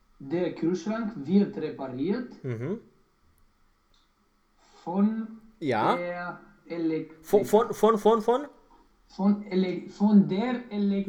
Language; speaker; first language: German; non-native, learner; Romanian